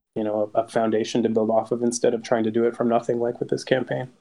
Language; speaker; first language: English; native; English